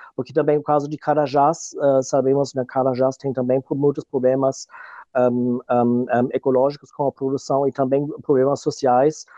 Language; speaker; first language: Portuguese; non-native, fluent; German